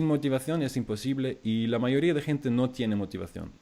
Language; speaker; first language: Spanish; non-native, fluent; German